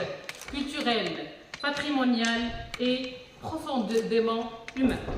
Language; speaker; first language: French; non-native, local second language; Arabic